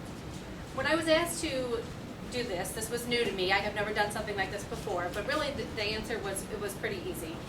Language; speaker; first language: English; native; English